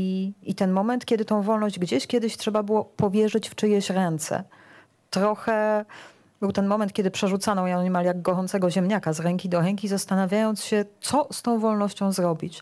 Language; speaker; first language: Polish; native; Polish